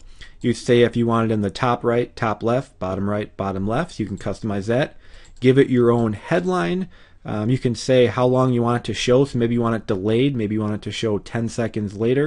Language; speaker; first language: English; native; English